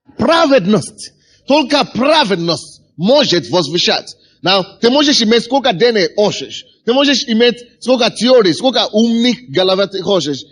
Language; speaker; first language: Russian; non-native, fluent; Yoruba